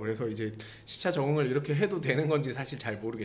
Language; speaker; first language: Korean; native; Korean